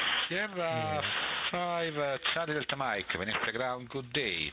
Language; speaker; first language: English; non-native, fluent; Italian